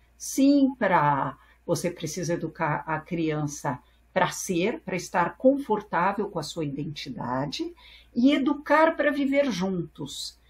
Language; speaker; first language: Portuguese; early bilingual, other home language; French